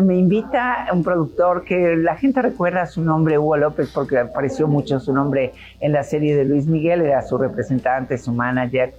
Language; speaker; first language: Spanish; native; Spanish